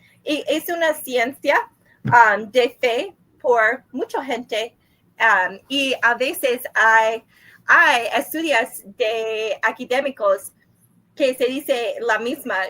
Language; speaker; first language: Spanish; non-native, learner; English